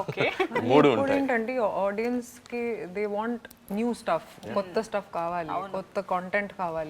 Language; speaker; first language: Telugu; non-native, fluent; Hindi